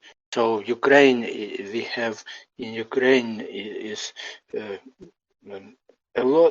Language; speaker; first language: English; non-native, learner; Ukrainian